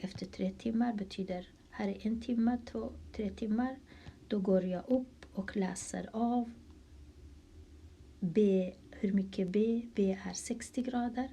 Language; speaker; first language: Swedish; non-native, fluent; Kurdish